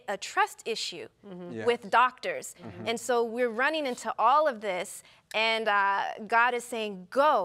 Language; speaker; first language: English; native; English